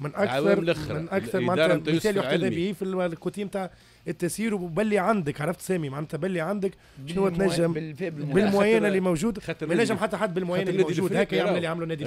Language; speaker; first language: Arabic; native; Arabic